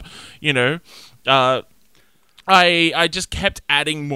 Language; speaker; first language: English; native; English